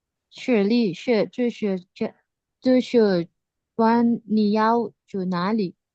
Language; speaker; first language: Chinese; non-native, learner; Indonesian